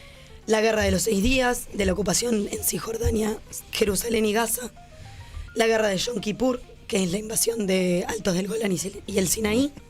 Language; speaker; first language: Spanish; native; Spanish